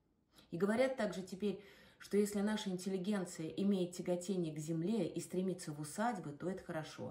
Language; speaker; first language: Russian; native; Russian